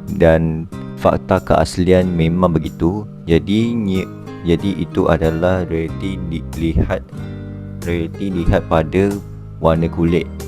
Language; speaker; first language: Malay; native; Malay